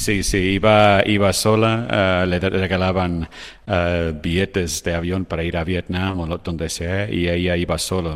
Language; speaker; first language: Spanish; non-native, fluent; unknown